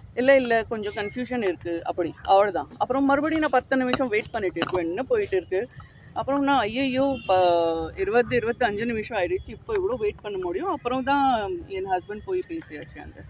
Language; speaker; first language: Tamil; non-native, learner; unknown